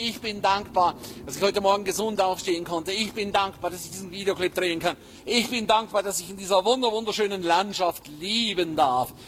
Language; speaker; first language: German; native; German